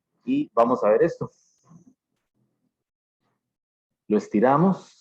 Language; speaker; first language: Spanish; native; Spanish